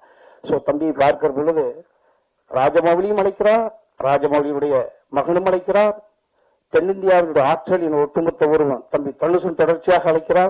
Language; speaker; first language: Tamil; native; Tamil